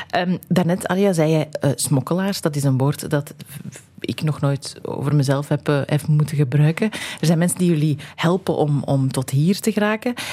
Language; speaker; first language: Dutch; native; Dutch